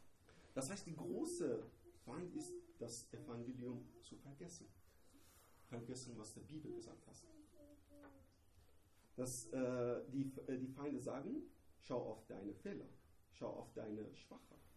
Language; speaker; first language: German; non-native, learner; Persian